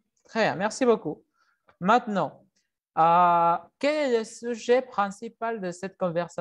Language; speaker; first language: French; non-native, fluent; Spanish